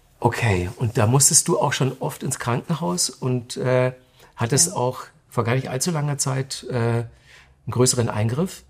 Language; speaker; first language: German; native; German